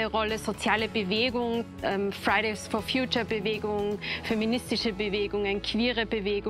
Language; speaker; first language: German; native; German